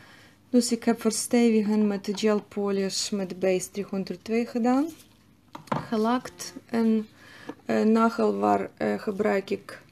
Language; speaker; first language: Dutch; non-native, learner; Russian